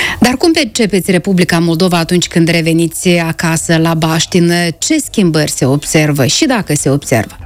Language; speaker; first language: Romanian; native; Romanian